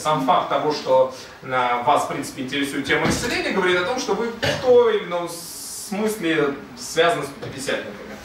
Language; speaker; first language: Russian; native; Russian